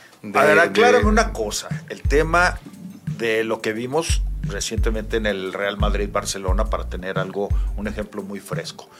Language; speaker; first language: Spanish; native; Spanish